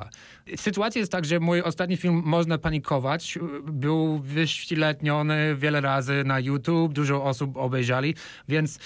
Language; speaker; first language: Polish; non-native, fluent; English